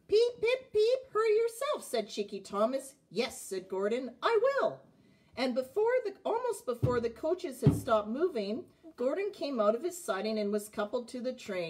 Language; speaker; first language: English; native; English